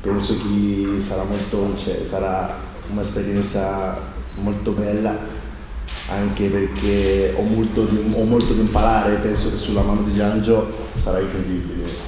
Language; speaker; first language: Italian; non-native, learner; Spanish